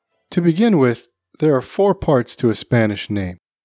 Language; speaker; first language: English; native; English